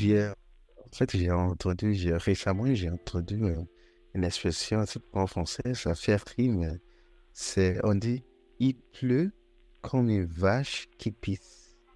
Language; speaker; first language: French; non-native, fluent; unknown